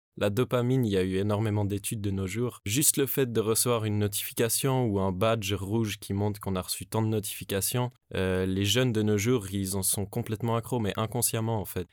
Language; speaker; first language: French; native; French